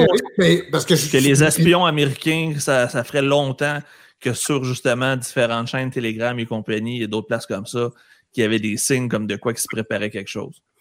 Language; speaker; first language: French; native; French